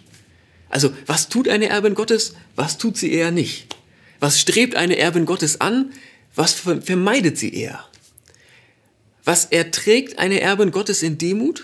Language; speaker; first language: German; native; German